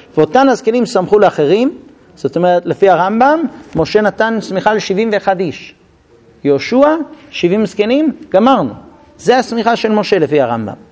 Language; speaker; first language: Hebrew; non-native, fluent; English